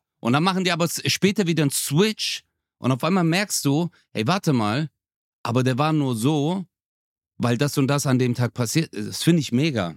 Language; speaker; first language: German; early bilingual, other home language; Turkish